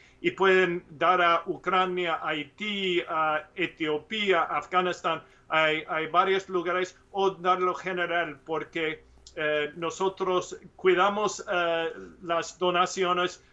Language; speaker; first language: Spanish; non-native, learner; English